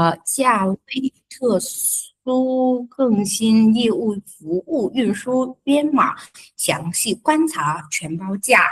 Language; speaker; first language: Chinese; non-native, fluent; Vietnamese